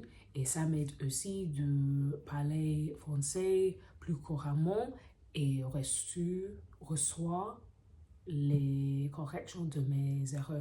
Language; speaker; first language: French; non-native, learner; English